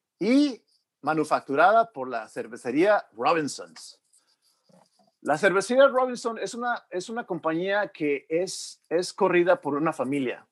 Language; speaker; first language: Spanish; early bilingual, heritage; Spanish